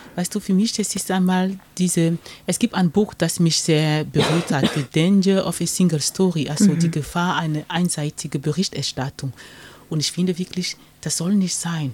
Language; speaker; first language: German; non-native, fluent; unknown